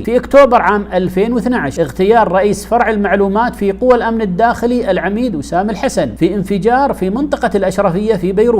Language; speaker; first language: Arabic; native; Arabic